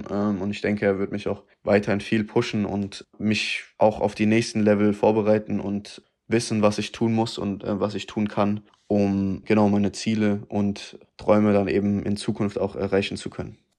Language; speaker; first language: German; native; German